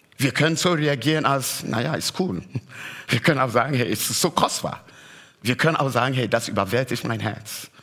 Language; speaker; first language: German; non-native, fluent; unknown